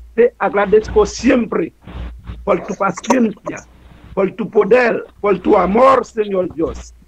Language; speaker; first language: Spanish; non-native, learner; Haitian Creole